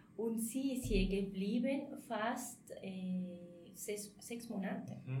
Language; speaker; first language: German; non-native, fluent; Spanish